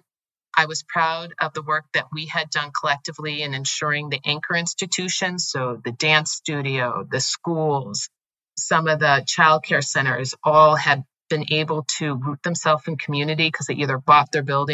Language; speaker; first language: English; native; English